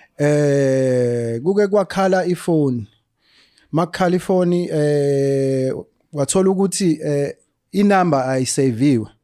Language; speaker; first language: Zulu; native; Zulu